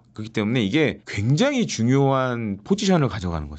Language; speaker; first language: Korean; native; Korean